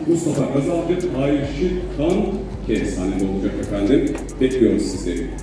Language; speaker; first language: Turkish; native; Turkish